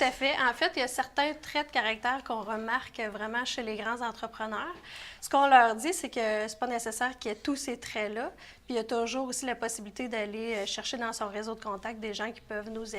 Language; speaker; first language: French; native; French